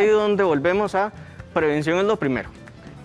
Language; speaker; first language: Spanish; native; Spanish